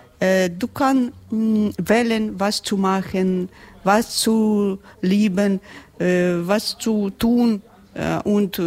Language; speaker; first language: German; non-native, learner; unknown